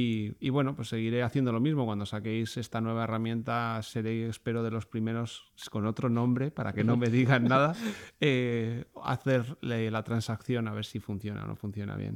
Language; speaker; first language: Spanish; native; Spanish